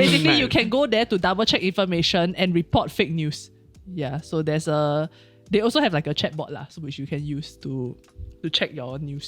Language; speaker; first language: English; native; English